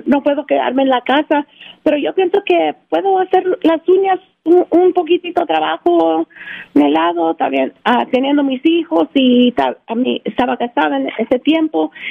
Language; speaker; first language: Spanish; early bilingual, heritage; Spanish